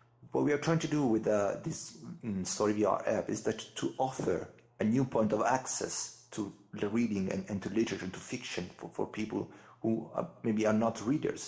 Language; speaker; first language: English; non-native, fluent; Italian